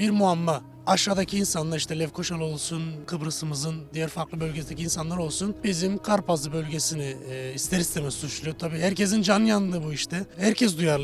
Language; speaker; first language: Turkish; native; Turkish